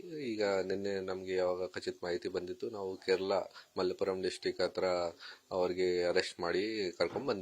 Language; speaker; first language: Kannada; non-native, fluent; Hindi